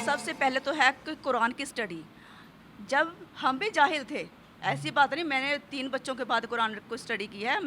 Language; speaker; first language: Hindi; non-native, local second language; Punjabi